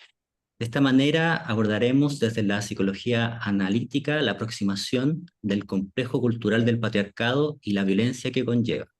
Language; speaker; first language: Spanish; native; Spanish